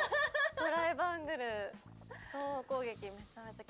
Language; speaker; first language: Japanese; native; Japanese